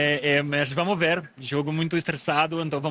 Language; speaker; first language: Portuguese; non-native, fluent; French